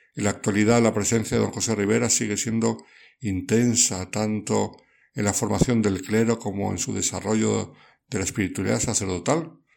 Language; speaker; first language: Spanish; native; Spanish